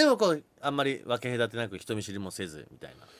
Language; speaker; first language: Japanese; native; Japanese